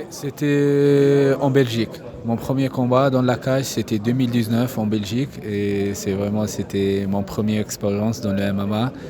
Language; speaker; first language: French; non-native, fluent; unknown